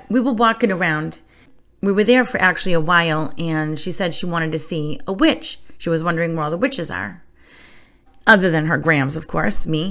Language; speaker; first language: English; native; English